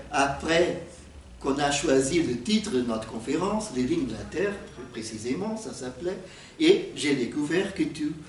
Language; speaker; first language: French; non-native, fluent; Portuguese